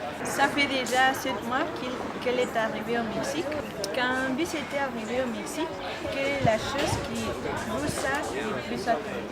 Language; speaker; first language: French; non-native, fluent; Spanish